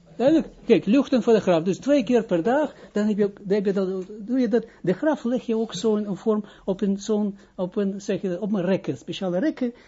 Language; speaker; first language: Dutch; non-native, fluent; Hebrew